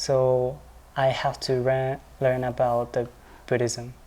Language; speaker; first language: English; non-native, learner; Japanese